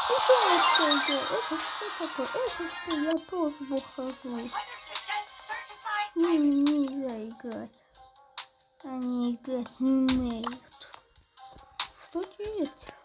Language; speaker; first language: Russian; non-native, learner; Azerbaijani